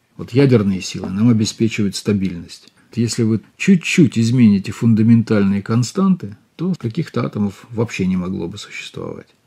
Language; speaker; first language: Russian; native; Russian